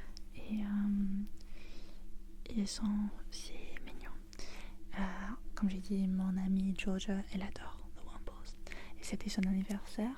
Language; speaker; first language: French; non-native, fluent; English